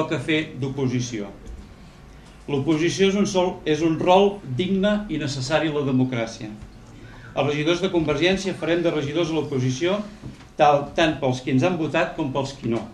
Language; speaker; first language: Catalan; native; Catalan